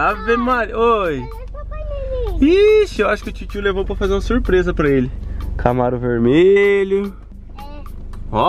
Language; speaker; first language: Portuguese; native; Portuguese